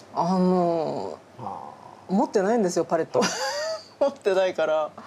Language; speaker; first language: Japanese; native; Japanese